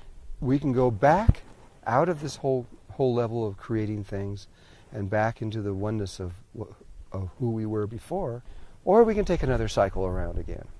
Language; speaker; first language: English; native; English